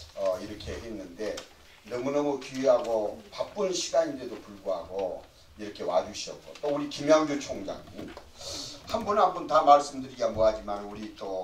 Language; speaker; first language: Korean; native; Korean